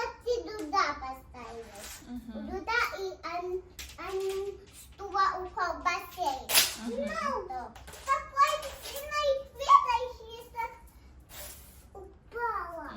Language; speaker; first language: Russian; early bilingual, heritage; Russian